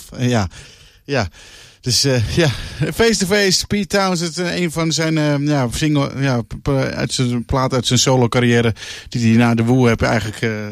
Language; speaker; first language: Dutch; native; Dutch